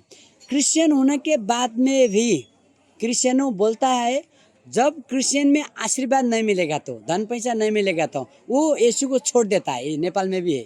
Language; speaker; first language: Hindi; non-native, learner; Nepali